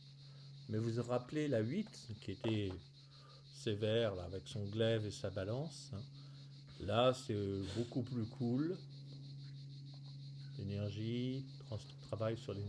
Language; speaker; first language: French; native; French